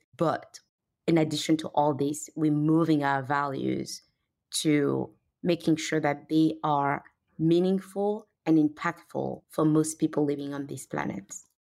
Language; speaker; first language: English; non-native, fluent; French